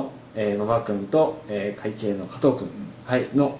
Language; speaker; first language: Japanese; native; Japanese